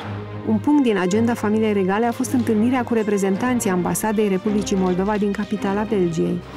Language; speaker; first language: Romanian; native; Romanian